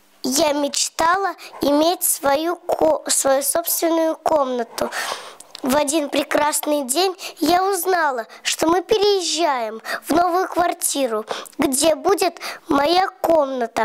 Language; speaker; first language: Russian; native; Russian